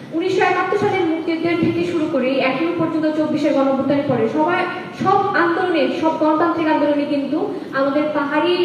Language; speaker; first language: Bangla; non-native, local second language; Chakma